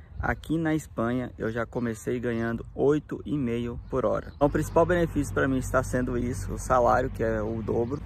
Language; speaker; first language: Portuguese; native; Portuguese